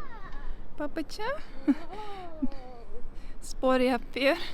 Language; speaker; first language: Turkish; non-native, learner; Estonian